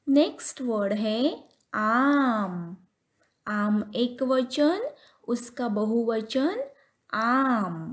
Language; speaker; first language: Hindi; non-native, local second language; Marathi